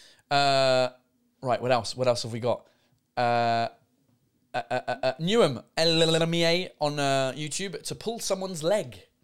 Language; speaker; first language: English; native; English